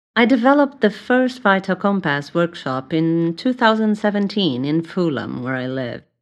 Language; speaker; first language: English; non-native, fluent; Portuguese